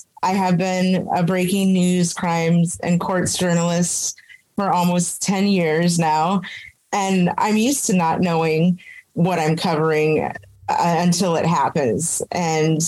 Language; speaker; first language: English; native; English